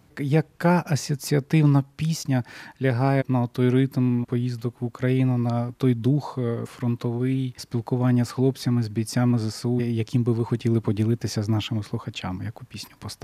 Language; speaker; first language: Ukrainian; native; Ukrainian